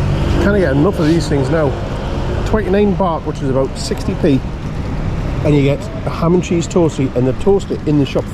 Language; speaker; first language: English; native; English